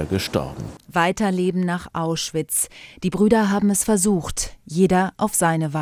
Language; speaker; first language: German; native; German